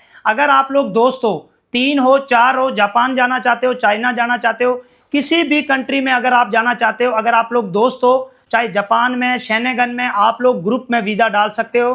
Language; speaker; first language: Hindi; native; Hindi